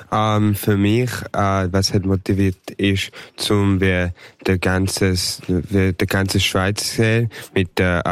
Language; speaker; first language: German; early bilingual, heritage; English